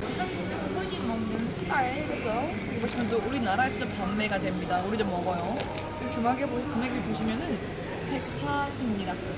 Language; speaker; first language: Korean; non-native, fluent; Turkish